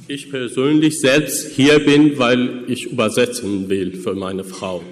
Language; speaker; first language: German; non-native, fluent; Persian